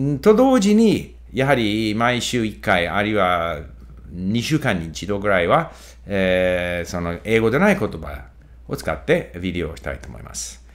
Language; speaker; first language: Japanese; non-native, fluent; English